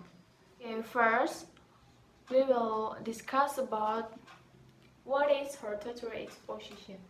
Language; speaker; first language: English; non-native, learner; Indonesian